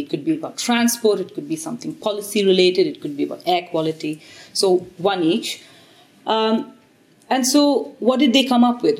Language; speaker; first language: English; non-native, local second language; Tamil